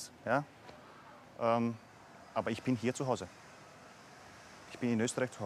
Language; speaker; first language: German; non-native, fluent; Bosnian